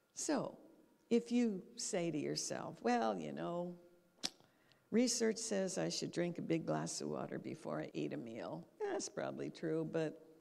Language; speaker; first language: English; native; English